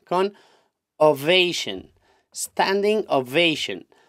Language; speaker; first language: English; non-native, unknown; Spanish